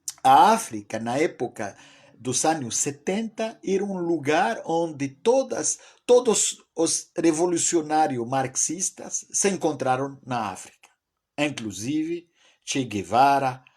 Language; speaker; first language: Portuguese; non-native, fluent; French